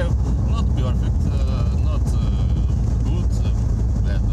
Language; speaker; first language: English; non-native, learner; Russian